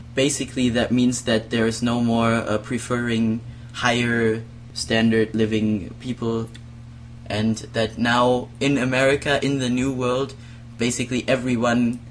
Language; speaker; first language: English; non-native, fluent; German